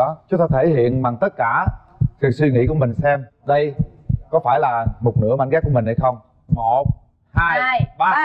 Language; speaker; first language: Vietnamese; native; Vietnamese